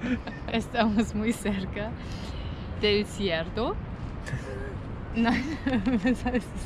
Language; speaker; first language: Spanish; non-native, learner; German